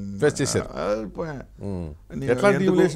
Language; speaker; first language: Telugu; native; Telugu